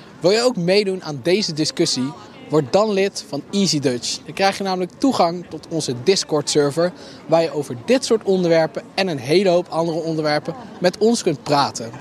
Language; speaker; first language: Dutch; native; Dutch